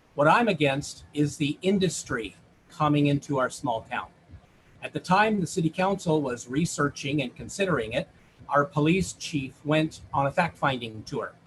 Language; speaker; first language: English; native; English